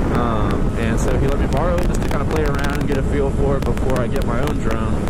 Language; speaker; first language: English; native; English